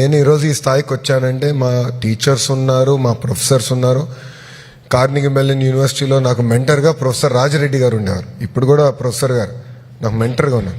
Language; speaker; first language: Telugu; native; Telugu